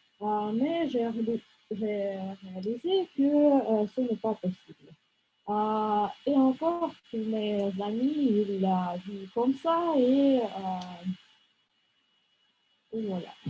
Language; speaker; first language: French; non-native, fluent; Russian